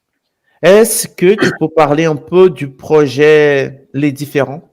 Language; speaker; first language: French; non-native, fluent; Portuguese